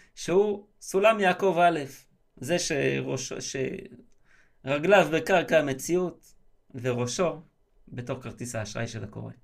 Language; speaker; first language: Hebrew; native; Hebrew